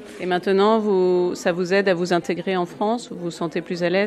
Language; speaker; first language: French; native; French